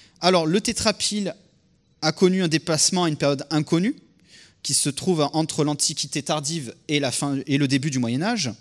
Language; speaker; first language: French; native; French